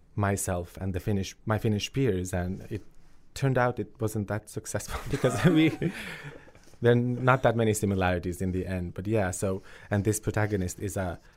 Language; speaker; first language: English; early bilingual, other home language; Finnish